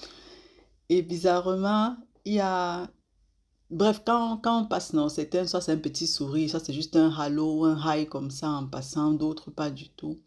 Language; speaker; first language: French; native; French